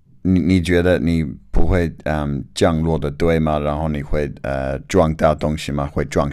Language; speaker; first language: Chinese; non-native, learner; English